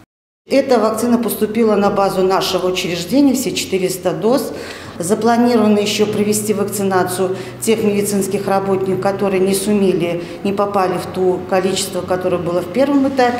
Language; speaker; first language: Russian; native; Russian